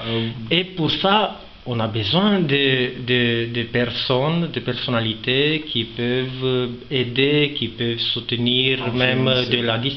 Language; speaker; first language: French; non-native, fluent; Romanian